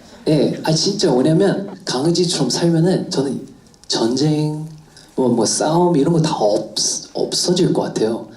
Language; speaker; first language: Korean; non-native, fluent; English